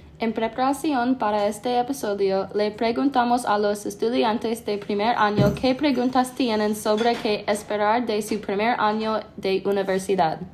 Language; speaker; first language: Spanish; non-native, learner; English